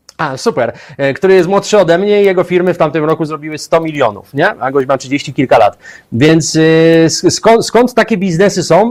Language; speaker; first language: Polish; native; Polish